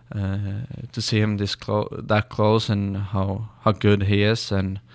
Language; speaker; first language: English; non-native, learner; Swedish